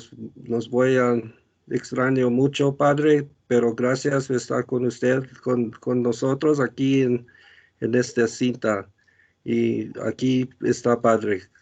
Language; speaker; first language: Spanish; non-native, learner; English